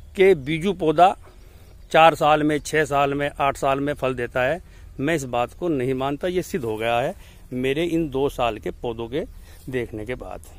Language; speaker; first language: Hindi; native; Hindi